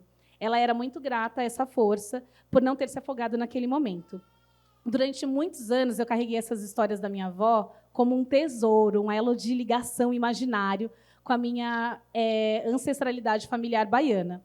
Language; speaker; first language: Portuguese; native; Portuguese